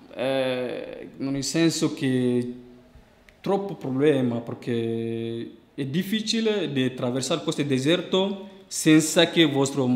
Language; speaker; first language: Italian; non-native, learner; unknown